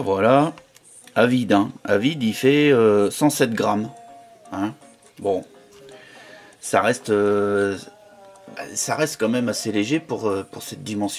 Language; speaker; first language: French; native; French